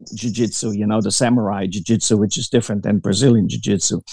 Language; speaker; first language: English; early bilingual, other home language; German